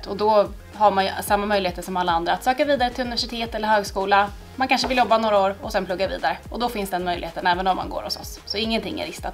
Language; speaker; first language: Swedish; native; Swedish